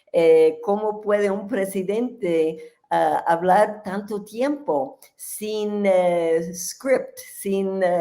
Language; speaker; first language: Spanish; non-native, fluent; English